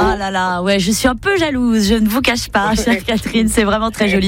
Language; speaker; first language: French; native; French